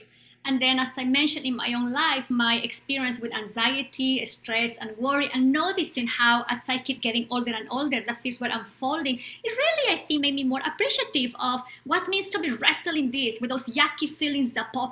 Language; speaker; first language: English; non-native, fluent; Spanish